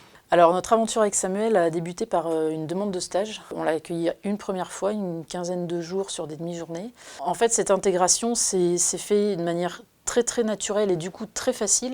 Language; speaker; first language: French; native; French